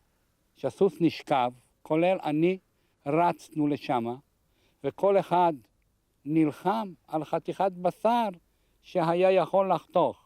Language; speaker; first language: Hebrew; non-native, fluent; Hungarian